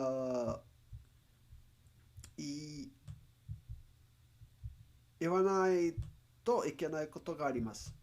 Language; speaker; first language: Japanese; non-native, learner; Spanish